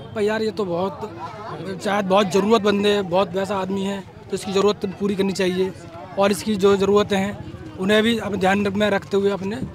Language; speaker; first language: Hindi; native; Hindi